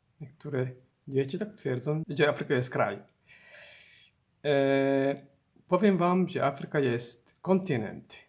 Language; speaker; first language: Polish; non-native, learner; Somali